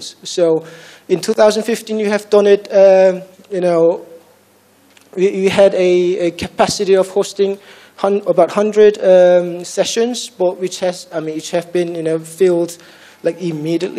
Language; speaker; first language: English; non-native, fluent; Korean